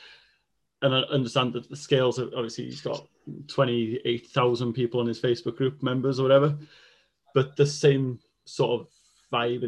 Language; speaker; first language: English; non-native, local second language; Welsh